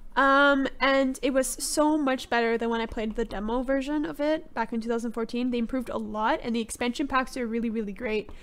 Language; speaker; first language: English; native; English